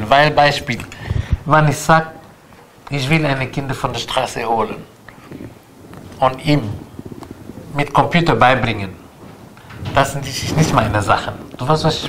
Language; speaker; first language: German; non-native, learner; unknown